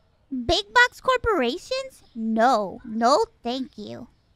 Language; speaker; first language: English; early bilingual, other home language; Spanish